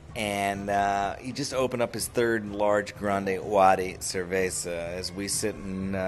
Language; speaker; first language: English; native; English